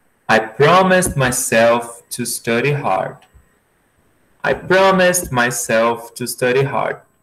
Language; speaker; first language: English; non-native, fluent; Portuguese